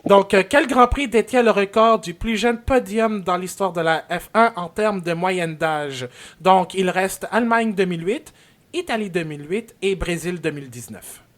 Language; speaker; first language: French; native; French